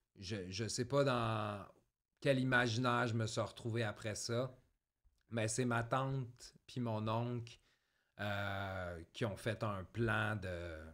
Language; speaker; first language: French; native; French